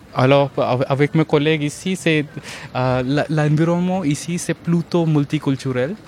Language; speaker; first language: French; non-native, learner; Hindi